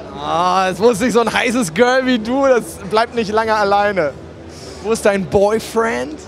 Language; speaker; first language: German; native; German